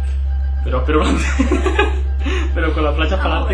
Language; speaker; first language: Spanish; native; Spanish